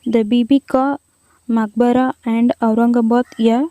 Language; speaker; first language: English; non-native, local second language; Tamil